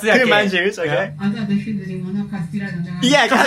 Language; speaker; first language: English; non-native, fluent; Japanese